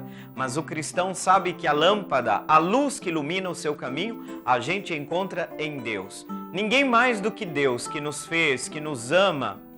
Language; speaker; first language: Portuguese; native; Portuguese